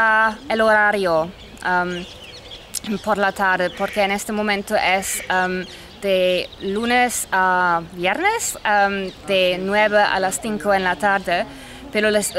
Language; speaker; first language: Spanish; non-native, fluent; English